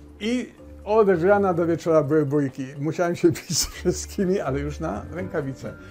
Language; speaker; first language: Polish; native; Polish